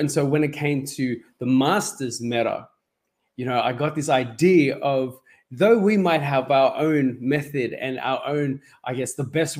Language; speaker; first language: English; native; English